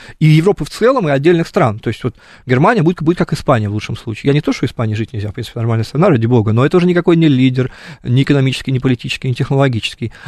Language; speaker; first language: Russian; native; Russian